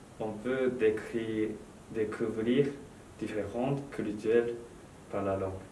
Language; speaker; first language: French; non-native, learner; Japanese